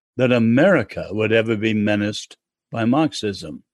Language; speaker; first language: English; native; English